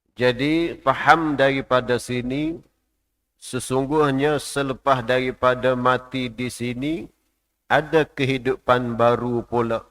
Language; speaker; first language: Malay; native; Malay